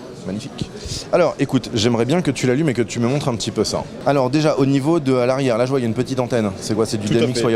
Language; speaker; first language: French; native; French